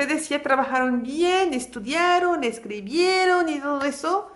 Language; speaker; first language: Spanish; non-native, fluent; French